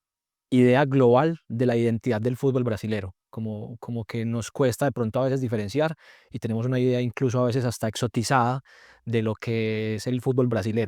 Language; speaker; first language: Spanish; native; Spanish